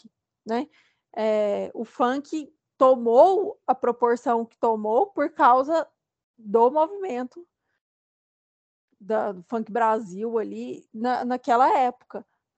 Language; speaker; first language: Portuguese; native; Portuguese